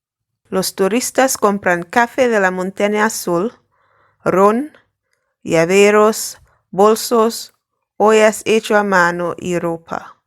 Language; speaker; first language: Spanish; non-native, fluent; English